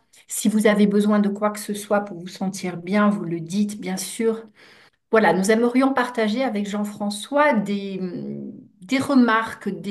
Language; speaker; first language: French; native; French